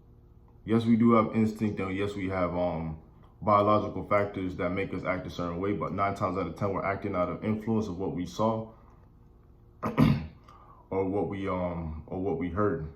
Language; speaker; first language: English; native; English